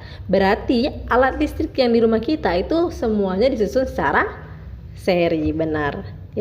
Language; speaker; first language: Indonesian; native; Indonesian